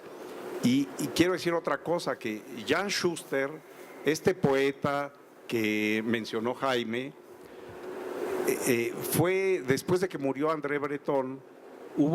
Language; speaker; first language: Spanish; native; Spanish